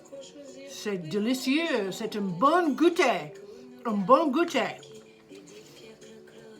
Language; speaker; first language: French; non-native, fluent; English